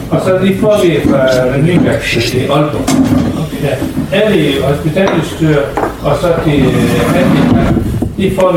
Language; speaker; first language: Danish; non-native, learner; Persian